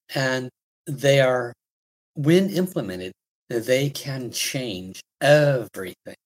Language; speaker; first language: English; native; English